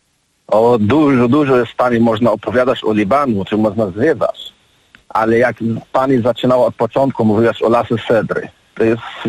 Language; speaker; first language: Polish; non-native, learner; Arabic